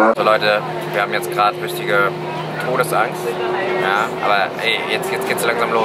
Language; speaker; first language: German; native; German